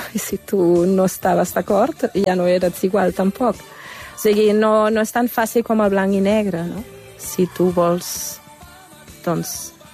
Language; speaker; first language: Catalan; non-native, fluent; German